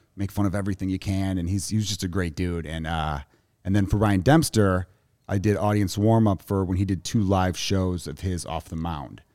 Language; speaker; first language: English; native; English